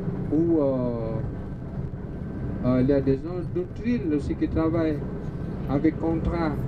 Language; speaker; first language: French; non-native, learner; Balinese